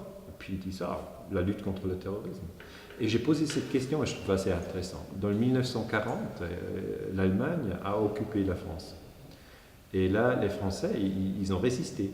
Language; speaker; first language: French; non-native, fluent; German